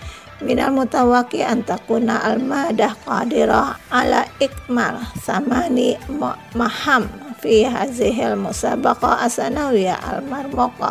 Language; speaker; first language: Arabic; non-native, fluent; Indonesian